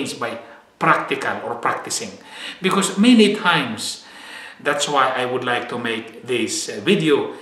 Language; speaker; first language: English; non-native, fluent; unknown